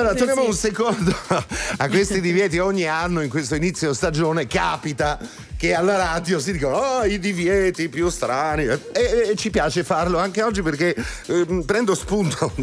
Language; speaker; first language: Italian; native; Italian